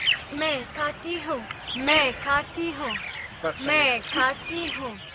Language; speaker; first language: Hindi; non-native, learner; Arabic